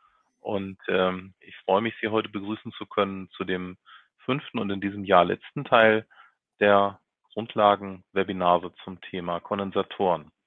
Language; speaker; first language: German; native; German